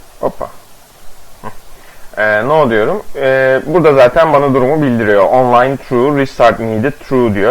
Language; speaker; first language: Turkish; native; Turkish